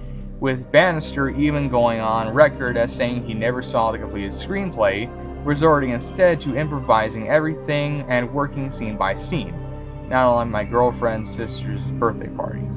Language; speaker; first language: English; native; English